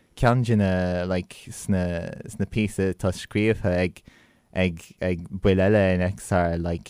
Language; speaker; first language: Irish; non-native, local second language; English